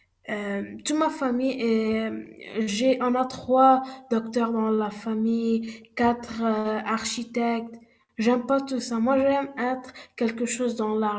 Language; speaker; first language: French; non-native, learner; Arabic